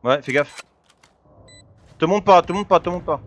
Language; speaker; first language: French; native; French